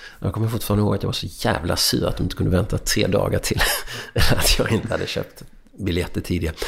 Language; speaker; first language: Swedish; early bilingual, other home language; Hungarian